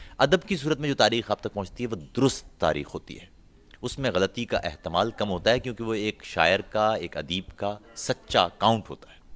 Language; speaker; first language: Urdu; non-native, local second language; Punjabi